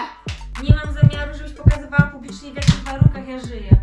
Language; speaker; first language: Polish; native; Polish